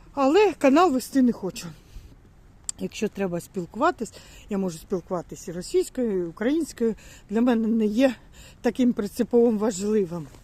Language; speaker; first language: Ukrainian; native; Ukrainian